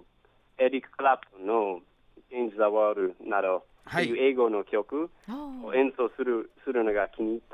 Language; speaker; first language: Japanese; non-native, fluent; English